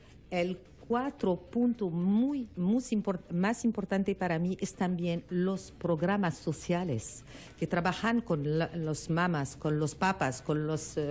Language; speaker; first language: Spanish; non-native, learner; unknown